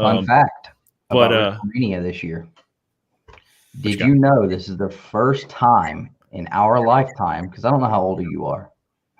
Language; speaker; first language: English; native; English